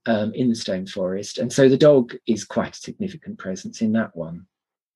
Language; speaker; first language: English; native; English